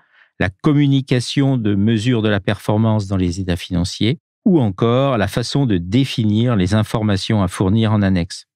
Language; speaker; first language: French; native; French